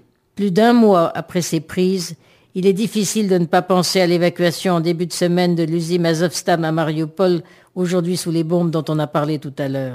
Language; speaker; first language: French; native; French